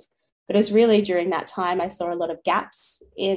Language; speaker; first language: English; native; English